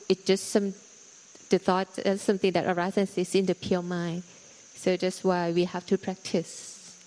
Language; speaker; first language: English; non-native, fluent; Thai